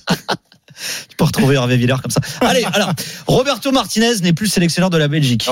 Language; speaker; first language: French; native; French